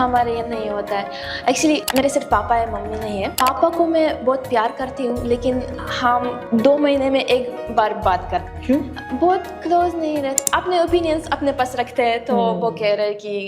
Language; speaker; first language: Hindi; non-native, fluent; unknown